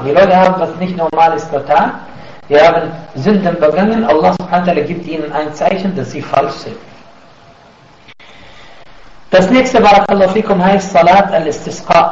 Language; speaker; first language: German; non-native, fluent; Arabic